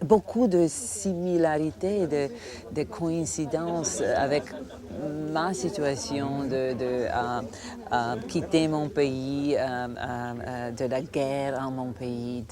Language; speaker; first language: French; non-native, fluent; Croatian